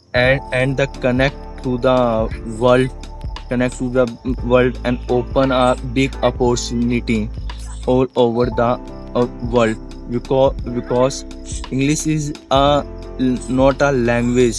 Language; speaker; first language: English; non-native, learner; Hindi